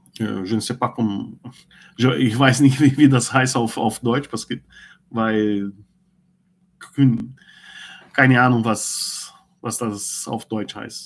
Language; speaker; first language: German; non-native, learner; Portuguese